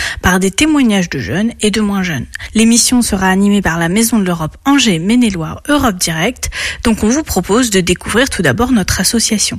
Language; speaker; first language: French; native; French